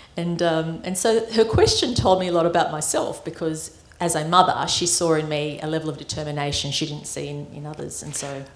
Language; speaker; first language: English; early bilingual, other home language; Armenian